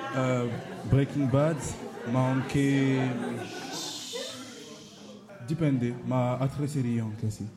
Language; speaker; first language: Italian; non-native, learner; French